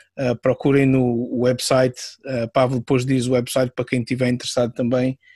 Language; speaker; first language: Portuguese; native; Portuguese